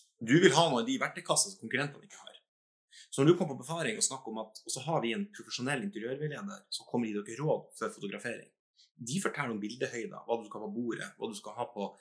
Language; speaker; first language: Norwegian; native; Norwegian